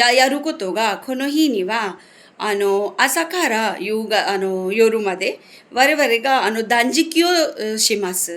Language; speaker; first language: Japanese; non-native, fluent; Hindi